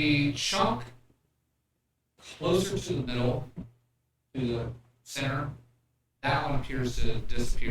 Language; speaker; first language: English; native; English